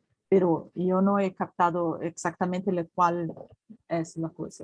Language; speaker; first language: Spanish; non-native, learner; Portuguese